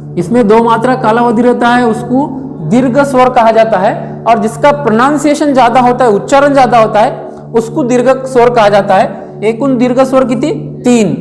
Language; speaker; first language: Hindi; non-native, local second language; Marathi